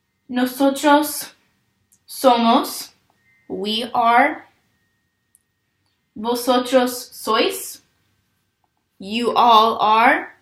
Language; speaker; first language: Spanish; non-native, learner; English